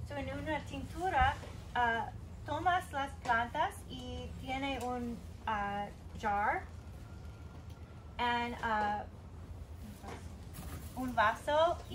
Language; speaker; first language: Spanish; non-native, learner; English